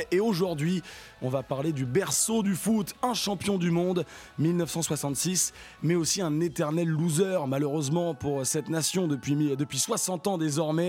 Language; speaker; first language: French; native; French